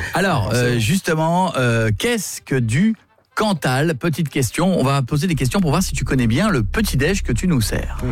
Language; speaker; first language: French; native; French